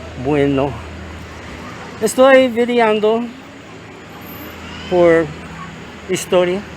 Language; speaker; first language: Spanish; non-native, learner; English